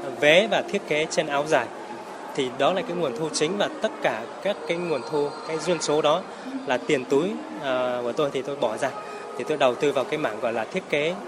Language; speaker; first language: Vietnamese; non-native, local second language; Hmong